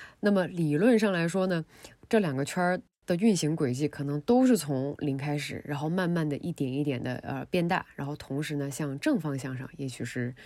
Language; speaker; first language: Chinese; native; Chinese